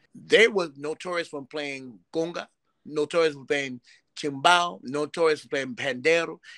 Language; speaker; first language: English; native; English